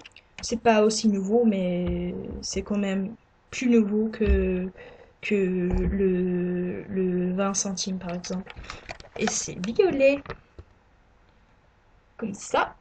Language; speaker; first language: French; non-native, learner; English